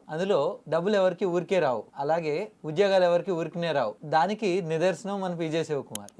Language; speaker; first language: Telugu; native; Telugu